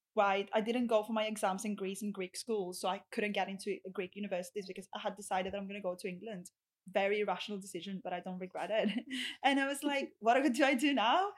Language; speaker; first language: English; non-native, fluent; Greek